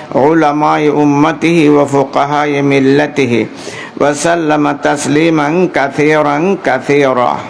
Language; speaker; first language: Arabic; non-native, fluent; Bangla